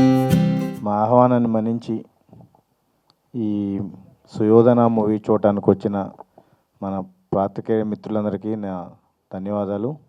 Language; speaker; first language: Telugu; native; Telugu